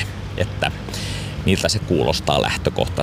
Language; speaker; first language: Finnish; native; Finnish